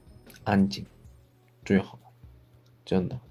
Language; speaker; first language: Chinese; non-native, learner; Korean